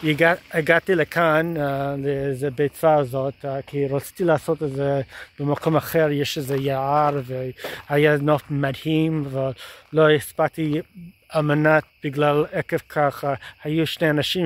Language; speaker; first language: Hebrew; non-native, fluent; English